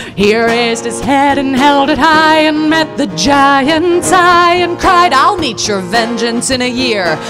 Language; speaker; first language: English; native; English